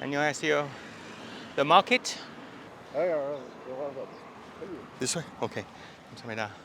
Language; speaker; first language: Korean; non-native, learner; English